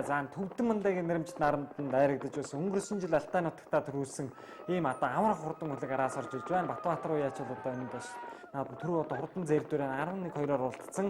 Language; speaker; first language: Mongolian; native; Mongolian